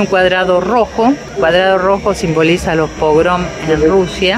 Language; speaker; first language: Spanish; early bilingual, other home language; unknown